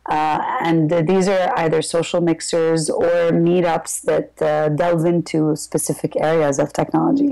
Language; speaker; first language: English; early bilingual, other home language; Arabic